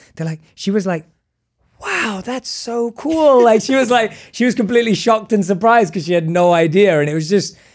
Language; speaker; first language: English; native; English